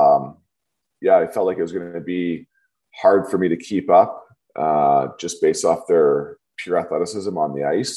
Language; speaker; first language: English; native; English